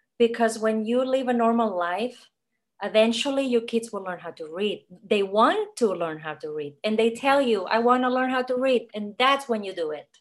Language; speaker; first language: English; non-native, fluent; Catalan